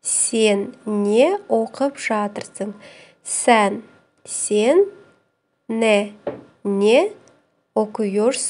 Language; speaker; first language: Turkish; non-native, fluent; Kazakh